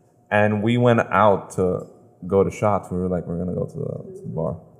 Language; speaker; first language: English; native; English